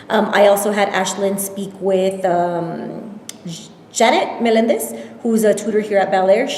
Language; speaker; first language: English; native; English